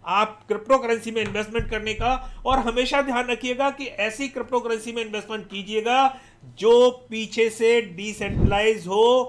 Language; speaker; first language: Hindi; native; Hindi